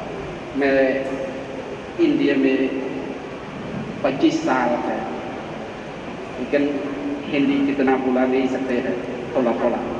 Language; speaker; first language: Hindi; non-native, learner; Khmer